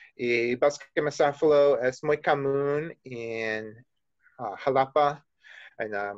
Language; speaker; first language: Spanish; non-native, learner; English